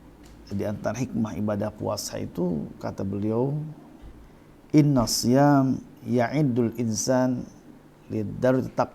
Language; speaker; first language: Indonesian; native; Indonesian